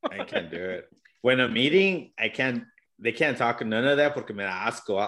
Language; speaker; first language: English; early bilingual, other home language; Spanish